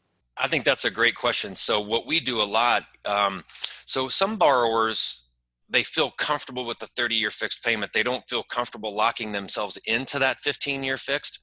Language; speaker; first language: English; native; English